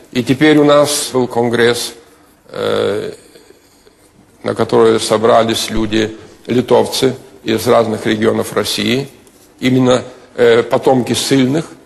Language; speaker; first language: Russian; non-native, fluent; Lithuanian